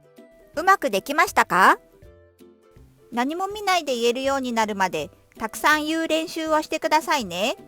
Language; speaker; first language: Japanese; non-native, fluent; Korean